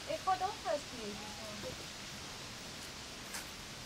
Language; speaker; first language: French; non-native, learner; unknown